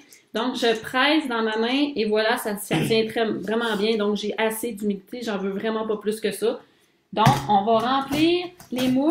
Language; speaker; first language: French; native; French